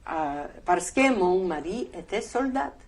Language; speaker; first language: French; non-native, learner; Polish